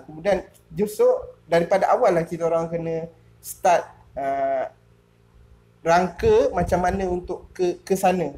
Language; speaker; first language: Malay; native; Malay